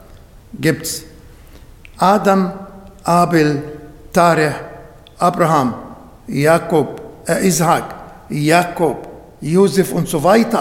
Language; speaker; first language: German; non-native, fluent; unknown